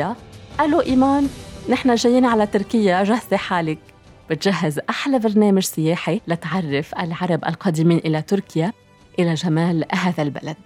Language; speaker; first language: Arabic; native; Arabic